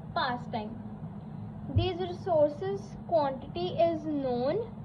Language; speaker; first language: English; non-native, local second language; Punjabi